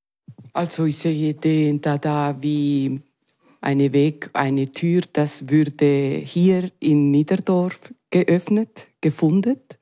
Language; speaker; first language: German; non-native, learner; Spanish